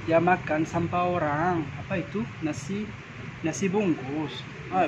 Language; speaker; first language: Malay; non-native, fluent; French